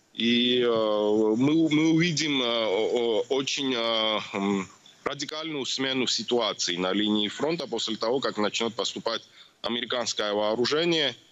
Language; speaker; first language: Russian; non-native, local second language; Georgian